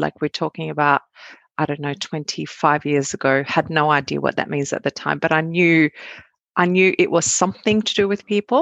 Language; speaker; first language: English; non-native, fluent; Arabic